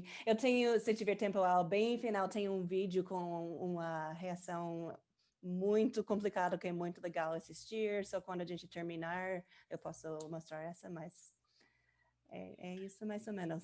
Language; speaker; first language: Portuguese; non-native, learner; English